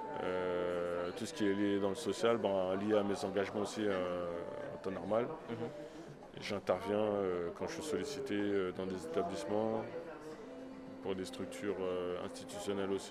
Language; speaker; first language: French; native; French